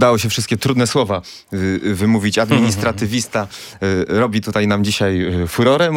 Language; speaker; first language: Polish; native; Polish